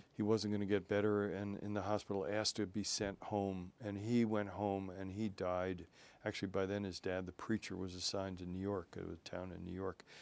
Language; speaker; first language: English; native; English